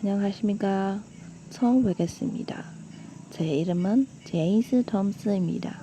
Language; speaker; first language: Korean; non-native, fluent; Burmese